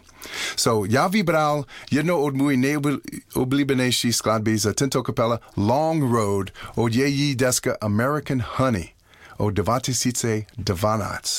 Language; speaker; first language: Czech; non-native, learner; English